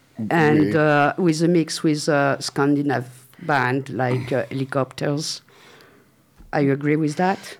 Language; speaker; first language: English; non-native, learner; French